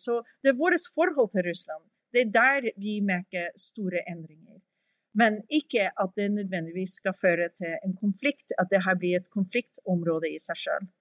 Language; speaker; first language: Norwegian; early bilingual, heritage; English